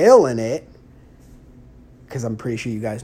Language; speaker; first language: English; native; English